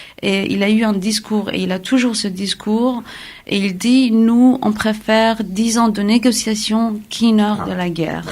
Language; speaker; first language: French; non-native, fluent; Kurdish